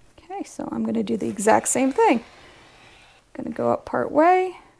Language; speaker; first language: English; native; English